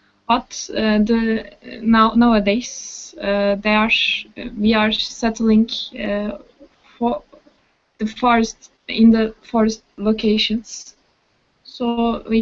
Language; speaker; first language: English; non-native, learner; Turkish